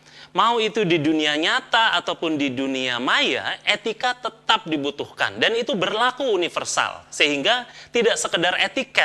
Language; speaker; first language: Indonesian; native; Indonesian